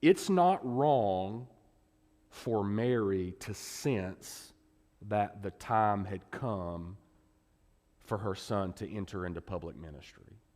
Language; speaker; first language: English; native; English